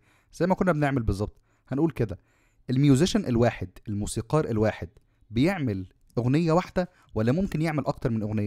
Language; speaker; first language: Arabic; native; Arabic